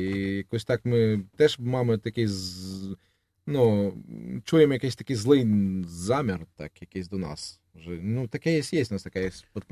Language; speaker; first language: Polish; non-native, learner; Russian